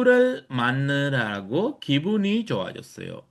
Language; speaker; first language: Korean; non-native, fluent; Sinhala